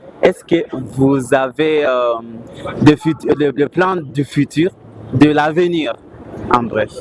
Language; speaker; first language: French; non-native, fluent; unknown